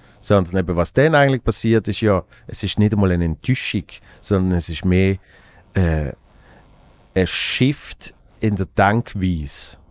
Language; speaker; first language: German; native; German